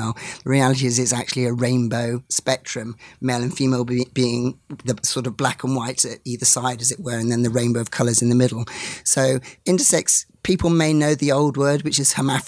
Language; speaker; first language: English; native; English